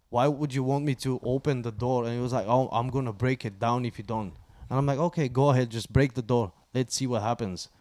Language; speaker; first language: English; non-native, fluent; Bulgarian